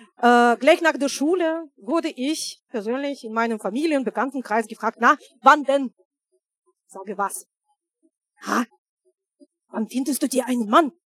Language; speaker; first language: German; non-native, fluent; Russian